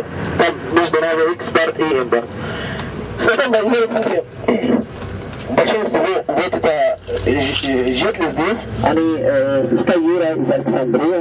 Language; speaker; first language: Russian; non-native, fluent; Arabic